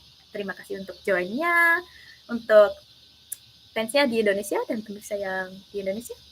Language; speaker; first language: Indonesian; early bilingual, heritage; English